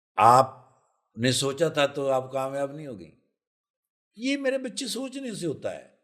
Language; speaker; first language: Urdu; non-native, local second language; Punjabi